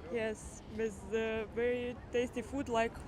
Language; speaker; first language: English; non-native, fluent; Russian